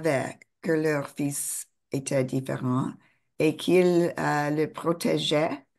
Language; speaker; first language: French; non-native, fluent; English